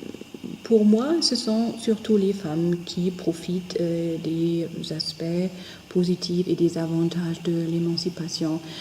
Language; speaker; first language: French; non-native, fluent; German